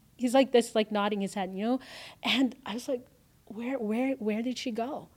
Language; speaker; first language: English; early bilingual, other home language; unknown